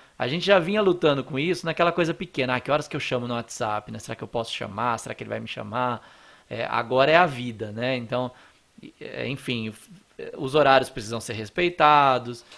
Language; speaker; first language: Portuguese; native; Portuguese